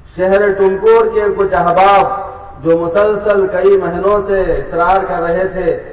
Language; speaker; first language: Urdu; native; Urdu